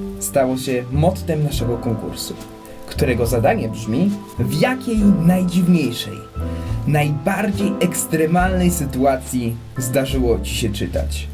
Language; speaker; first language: Polish; native; Polish